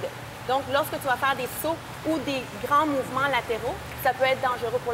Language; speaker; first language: French; native; French